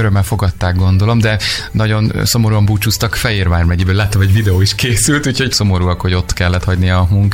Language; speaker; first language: Hungarian; native; Hungarian